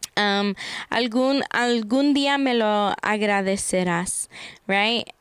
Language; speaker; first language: Spanish; early bilingual, other home language; English